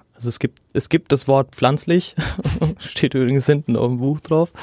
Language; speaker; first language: German; early bilingual, other home language; Arabic